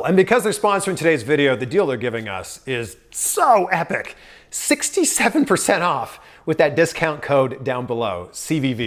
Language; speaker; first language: English; native; English